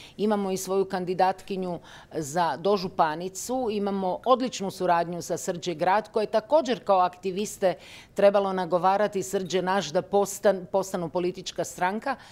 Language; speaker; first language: Croatian; native; Croatian